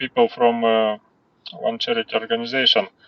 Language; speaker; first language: English; non-native, learner; Russian